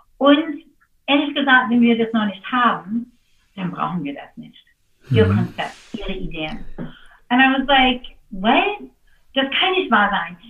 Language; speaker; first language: German; non-native, fluent; English